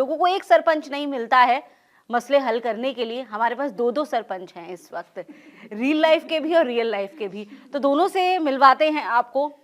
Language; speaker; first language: Hindi; native; Hindi